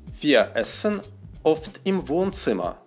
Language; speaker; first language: German; non-native, fluent; Russian